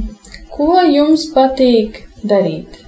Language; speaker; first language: Latvian; non-native, local second language; Russian